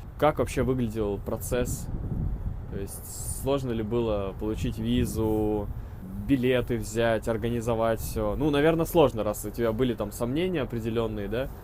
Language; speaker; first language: Russian; native; Russian